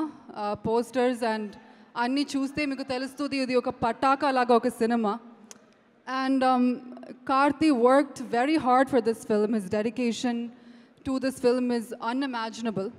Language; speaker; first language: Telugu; non-native, fluent; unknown